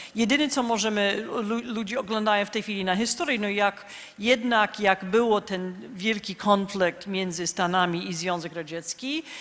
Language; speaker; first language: Polish; non-native, fluent; English